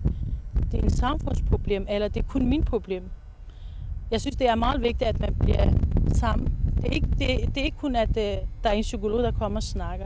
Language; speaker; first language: Danish; non-native, fluent; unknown